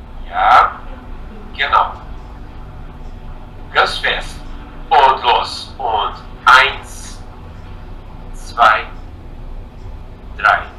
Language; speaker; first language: German; non-native, fluent; Portuguese